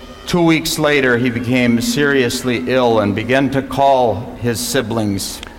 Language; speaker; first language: English; native; English